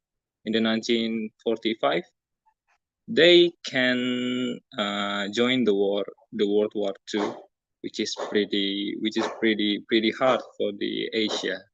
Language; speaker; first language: English; non-native, learner; Indonesian